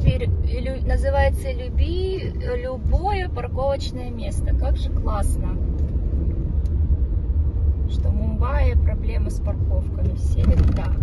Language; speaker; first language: Russian; native; Russian